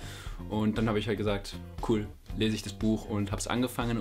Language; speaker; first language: German; native; German